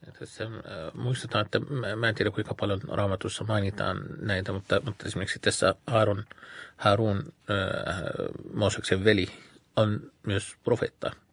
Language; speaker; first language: Finnish; non-native, fluent; Arabic